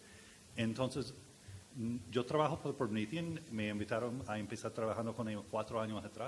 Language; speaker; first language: Spanish; non-native, learner; English